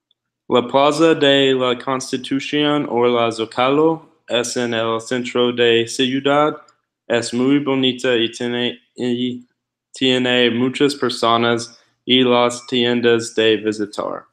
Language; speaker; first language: Spanish; non-native, learner; English